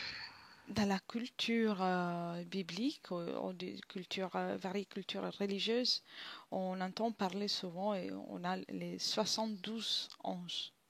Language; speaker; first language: French; non-native, fluent; Italian